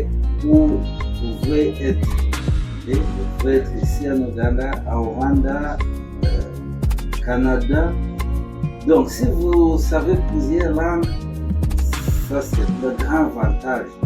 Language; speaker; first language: French; non-native, learner; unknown